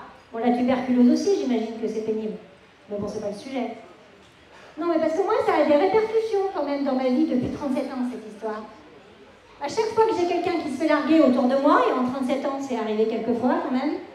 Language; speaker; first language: French; native; French